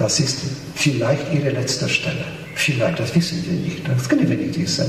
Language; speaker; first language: German; non-native, fluent; Polish